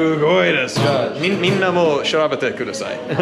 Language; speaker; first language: Japanese; non-native, fluent; English